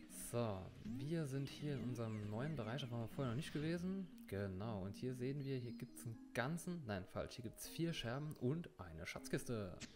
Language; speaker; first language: German; native; German